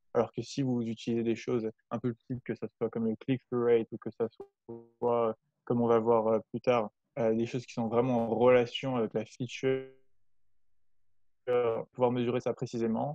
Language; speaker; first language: French; native; French